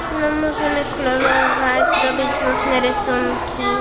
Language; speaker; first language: Polish; early bilingual, heritage; Polish